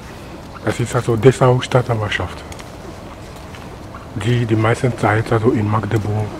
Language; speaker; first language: German; non-native, learner; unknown